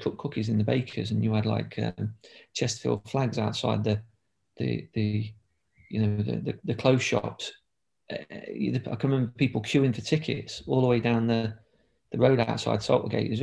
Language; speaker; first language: English; native; English